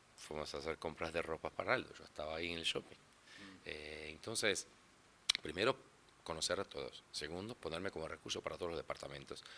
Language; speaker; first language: Spanish; non-native, fluent; Portuguese